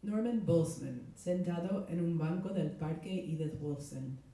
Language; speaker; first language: Spanish; non-native, fluent; English